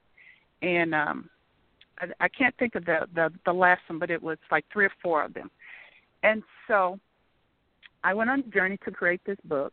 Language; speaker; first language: English; native; English